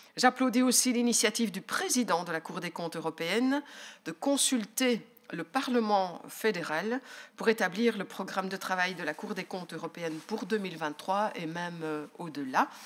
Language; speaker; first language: French; native; French